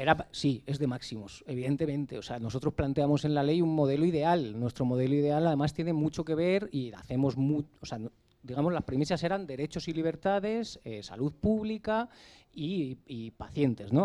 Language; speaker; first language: Spanish; native; Spanish